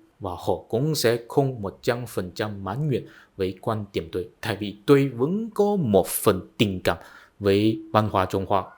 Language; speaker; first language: Vietnamese; non-native, fluent; Chinese